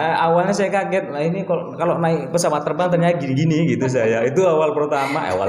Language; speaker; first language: Indonesian; non-native, local second language; Madurese